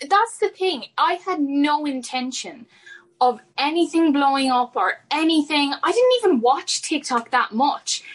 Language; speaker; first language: English; native; English